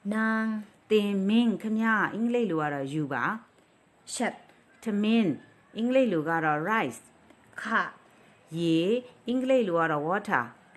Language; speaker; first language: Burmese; non-native, local second language; Kachin